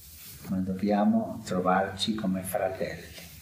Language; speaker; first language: Italian; early bilingual, heritage; Spanish